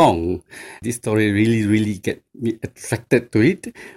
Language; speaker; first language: English; non-native, local second language; Chinese